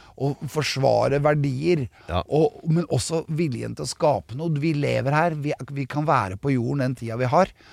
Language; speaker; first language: Norwegian; native; Norwegian